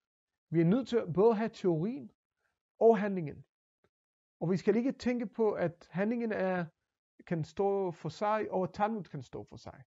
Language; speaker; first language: Danish; non-native, fluent; Hebrew